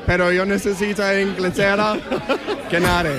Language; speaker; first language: Spanish; non-native, learner; English